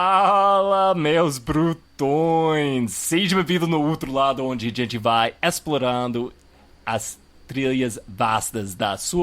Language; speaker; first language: Portuguese; non-native, fluent; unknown